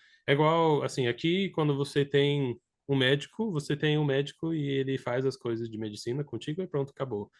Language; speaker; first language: Portuguese; non-native, fluent; English